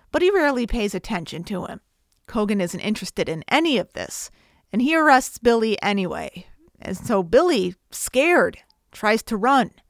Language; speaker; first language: English; native; English